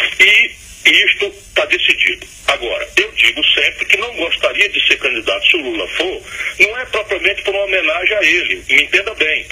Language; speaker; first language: Portuguese; native; Portuguese